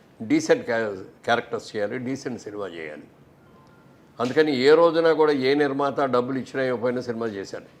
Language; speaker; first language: Telugu; native; Telugu